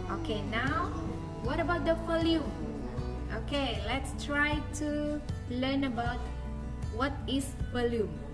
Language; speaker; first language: English; non-native, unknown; Indonesian